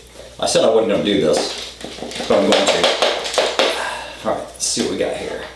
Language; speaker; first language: English; native; English